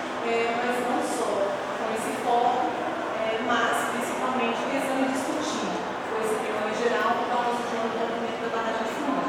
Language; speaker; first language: Portuguese; native; Portuguese